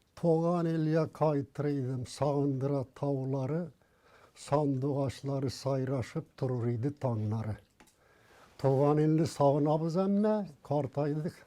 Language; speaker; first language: Tatar; early bilingual, heritage; Tatar